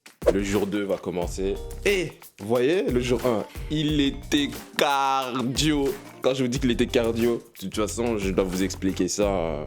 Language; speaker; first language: French; native; French